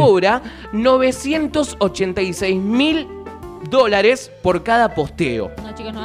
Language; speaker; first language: Spanish; native; Spanish